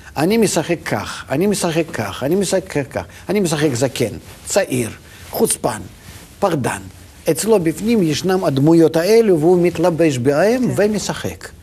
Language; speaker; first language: Hebrew; non-native, fluent; Russian